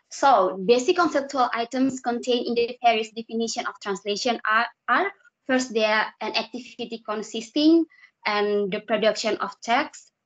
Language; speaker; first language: English; non-native, learner; Indonesian